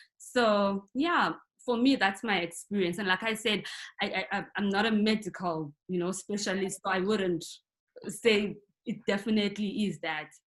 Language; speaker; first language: English; non-native, local second language; North Ndebele